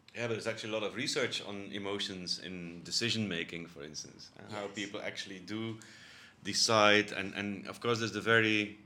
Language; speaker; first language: English; non-native, fluent; Dutch